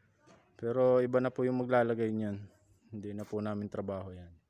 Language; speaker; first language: Filipino; native; Filipino